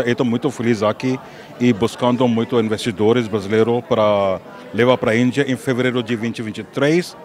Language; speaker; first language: Portuguese; non-native, fluent; Hindi